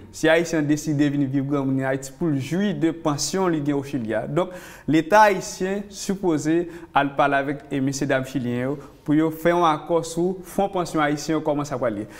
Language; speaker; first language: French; non-native, local second language; Haitian Creole